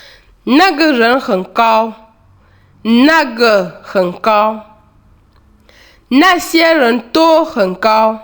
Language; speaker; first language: Chinese; non-native, fluent; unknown